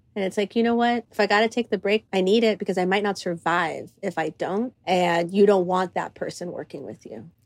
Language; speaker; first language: English; early bilingual, other home language; Greek